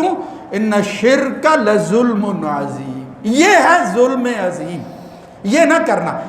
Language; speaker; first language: Urdu; non-native, local second language; Punjabi